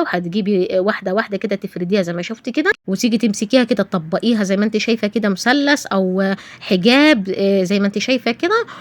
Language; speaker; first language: Arabic; native; Arabic